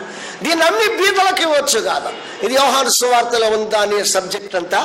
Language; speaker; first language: Telugu; native; Telugu